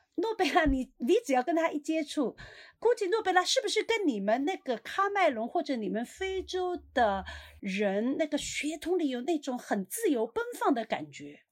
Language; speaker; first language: Chinese; native; Chinese